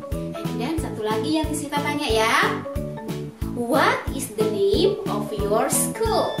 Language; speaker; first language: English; non-native, fluent; Indonesian